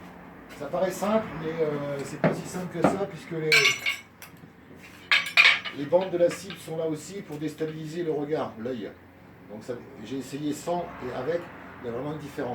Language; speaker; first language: French; native; French